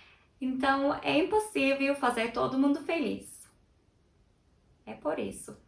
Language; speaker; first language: Portuguese; non-native, fluent; Turkish